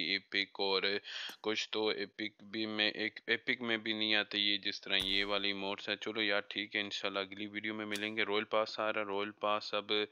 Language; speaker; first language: Urdu; non-native, local second language; Punjabi